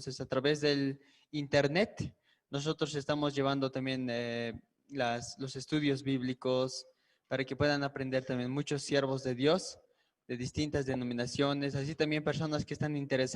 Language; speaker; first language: Spanish; native; Spanish